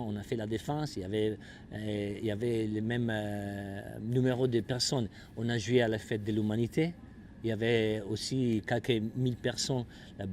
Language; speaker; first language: French; non-native, fluent; Italian